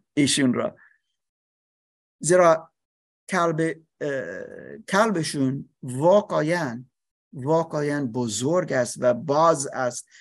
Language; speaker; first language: Persian; non-native, learner; English